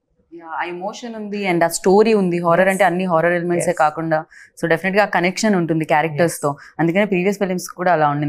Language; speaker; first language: Telugu; native; Telugu